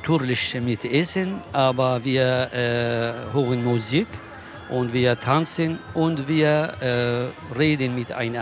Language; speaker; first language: German; non-native, learner; Kurdish